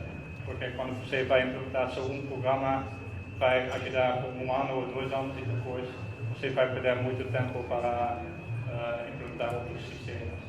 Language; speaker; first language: Portuguese; non-native, fluent; Dutch